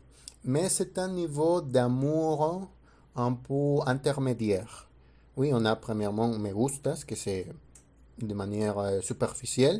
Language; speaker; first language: French; non-native, fluent; Spanish